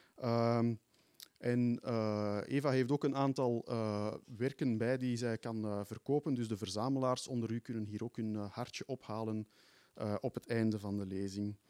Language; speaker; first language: Dutch; native; Dutch